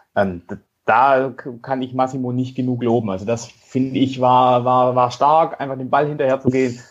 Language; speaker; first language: German; native; German